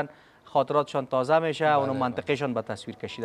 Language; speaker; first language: Persian; native; Persian